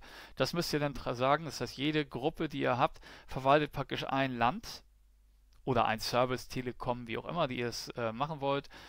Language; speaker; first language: German; native; German